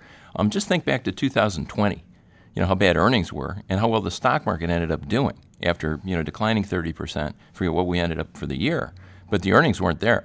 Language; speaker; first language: English; native; English